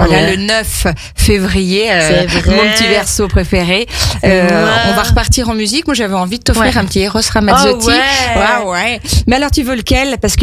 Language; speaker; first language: French; native; French